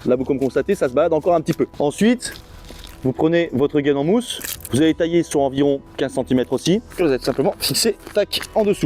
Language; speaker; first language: French; native; French